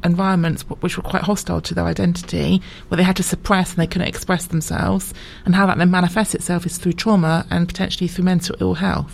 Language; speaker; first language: English; native; English